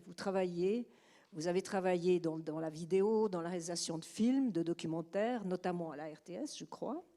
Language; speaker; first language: French; native; French